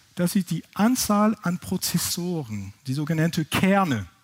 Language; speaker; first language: German; non-native, fluent; French